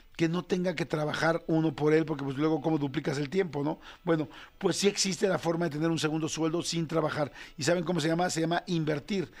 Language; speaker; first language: Spanish; native; Spanish